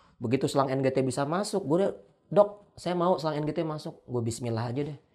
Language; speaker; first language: Indonesian; native; Indonesian